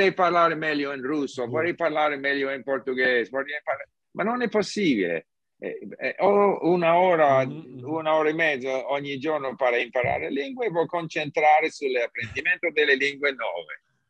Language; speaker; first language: Italian; non-native, learner; English